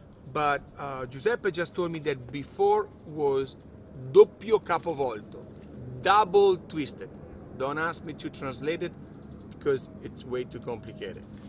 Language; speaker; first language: English; non-native, fluent; Italian